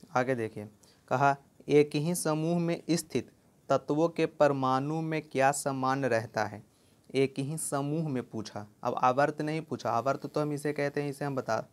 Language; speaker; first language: Hindi; native; Hindi